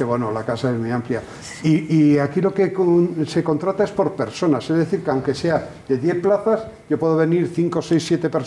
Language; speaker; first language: Spanish; native; Spanish